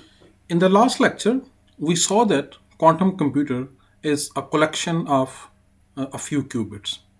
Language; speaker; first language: English; non-native, fluent; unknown